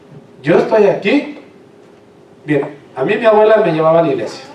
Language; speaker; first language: Spanish; native; Spanish